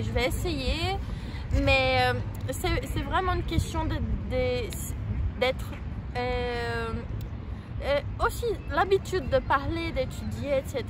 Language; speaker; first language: French; non-native, fluent; Portuguese